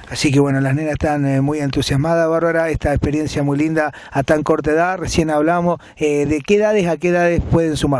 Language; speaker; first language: Spanish; native; Spanish